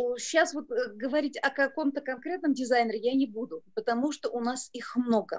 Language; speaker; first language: Russian; native; Russian